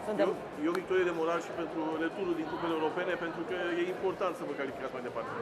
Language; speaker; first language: Romanian; native; Romanian